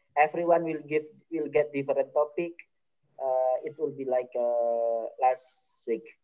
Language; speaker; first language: English; non-native, fluent; Indonesian